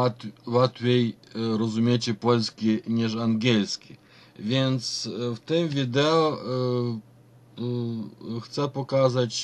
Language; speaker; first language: Polish; non-native, fluent; Ukrainian